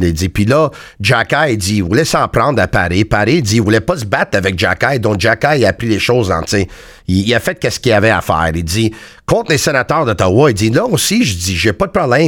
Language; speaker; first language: French; native; French